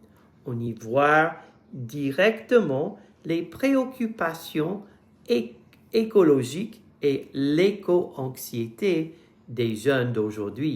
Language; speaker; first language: French; non-native, fluent; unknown